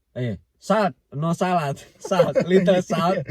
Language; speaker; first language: English; non-native, learner; Indonesian